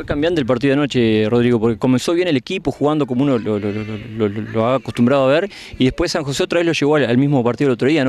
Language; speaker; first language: Spanish; native; Spanish